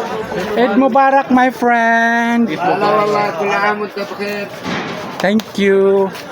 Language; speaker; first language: English; non-native, learner; Filipino